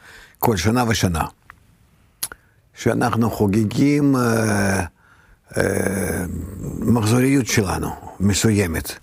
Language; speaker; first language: Hebrew; non-native, fluent; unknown